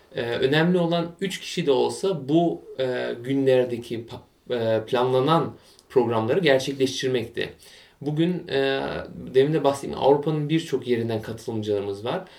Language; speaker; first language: Turkish; early bilingual, heritage; Turkish